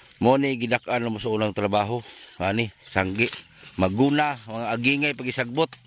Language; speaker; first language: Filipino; non-native, local second language; Cebuano